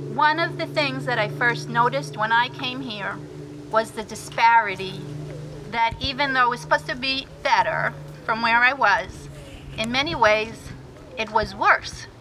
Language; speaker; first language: English; early bilingual, other home language; Spanish